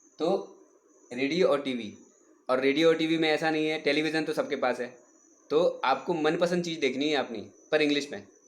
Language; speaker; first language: Hindi; native; Hindi